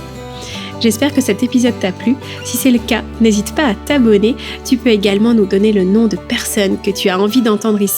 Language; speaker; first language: French; native; French